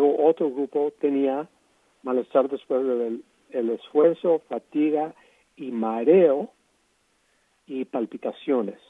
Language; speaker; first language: Spanish; non-native, fluent; English